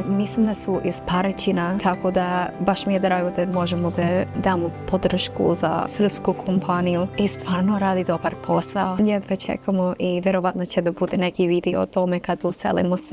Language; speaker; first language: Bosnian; non-native, fluent; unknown